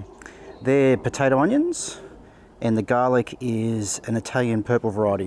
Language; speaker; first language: English; native; English